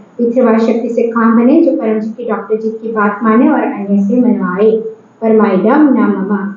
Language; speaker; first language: Hindi; early bilingual, heritage; Hindi